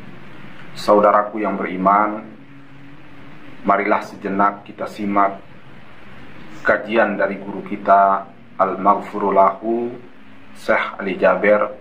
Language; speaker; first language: Indonesian; native; Indonesian